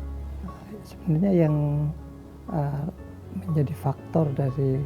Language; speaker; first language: Indonesian; native; Indonesian